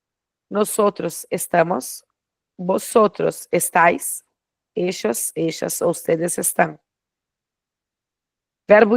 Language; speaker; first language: Spanish; non-native, fluent; Portuguese